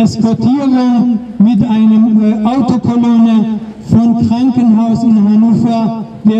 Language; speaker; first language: German; non-native, learner; Persian